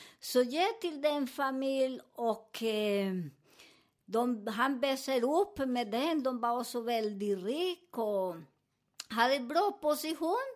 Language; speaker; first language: Swedish; non-native, learner; Spanish